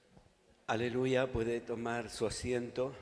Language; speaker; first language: Spanish; native; Spanish